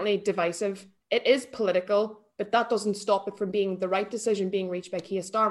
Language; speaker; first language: English; native; English